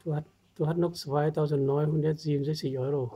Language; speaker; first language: German; non-native, learner; Vietnamese